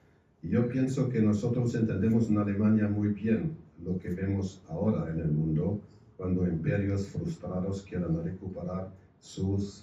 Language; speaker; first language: Spanish; non-native, fluent; German